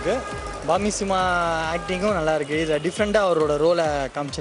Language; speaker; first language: Tamil; native; Tamil